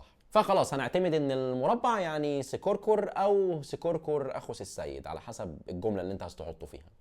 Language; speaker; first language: Arabic; native; Arabic